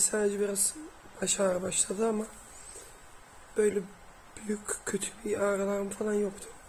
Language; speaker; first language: Turkish; early bilingual, heritage; Turkish